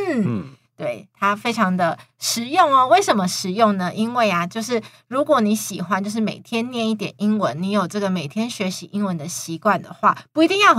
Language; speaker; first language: Chinese; native; Chinese